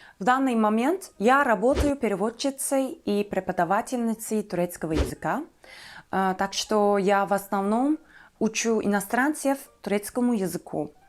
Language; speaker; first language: Russian; non-native, fluent; Turkish